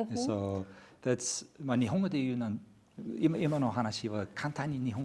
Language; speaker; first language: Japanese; non-native, fluent; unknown